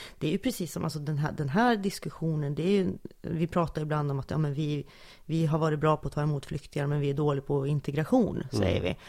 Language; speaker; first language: Swedish; native; Swedish